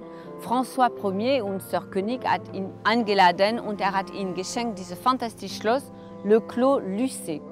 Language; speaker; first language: German; non-native, fluent; French